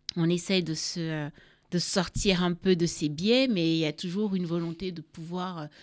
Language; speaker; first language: French; native; French